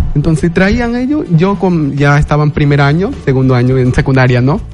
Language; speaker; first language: Spanish; non-native, local second language; Shipibo-Conibo